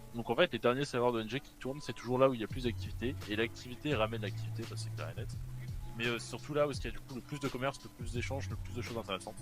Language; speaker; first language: French; native; French